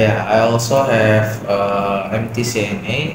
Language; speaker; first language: English; non-native, learner; Indonesian